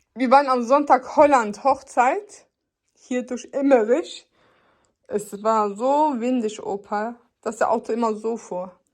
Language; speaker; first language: German; early bilingual, other home language; Turkish